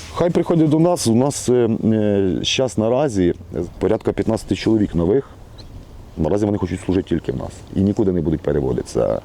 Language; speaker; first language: Ukrainian; native; Ukrainian